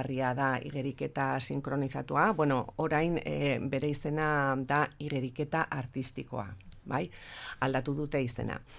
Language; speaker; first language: Basque; non-native, local second language; Spanish